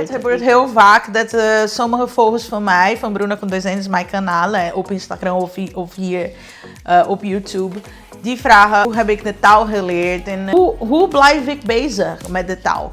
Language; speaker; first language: Dutch; non-native, fluent; Portuguese